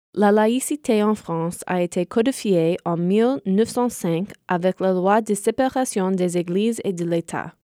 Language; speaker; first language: French; non-native, fluent; English